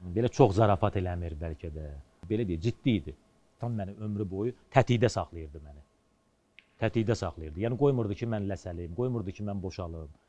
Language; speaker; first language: Azerbaijani; native; Azerbaijani